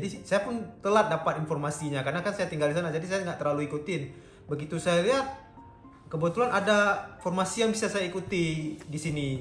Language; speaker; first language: Indonesian; native; Indonesian